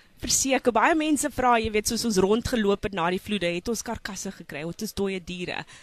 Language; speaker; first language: Afrikaans; non-native, local second language; English